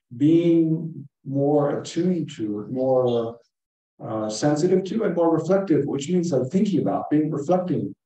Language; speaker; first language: English; native; English